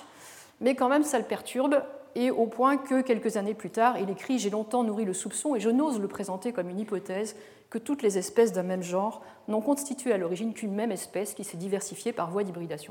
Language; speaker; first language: French; native; French